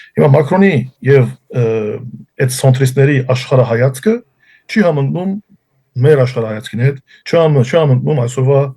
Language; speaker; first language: Armenian; early bilingual, heritage; Armenian